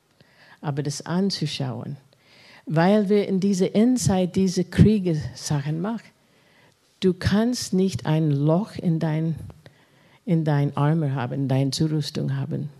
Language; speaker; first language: German; non-native, fluent; English